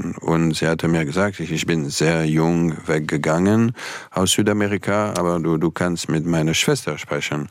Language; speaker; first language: German; non-native, fluent; French